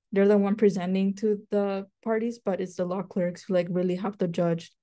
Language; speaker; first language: English; native; English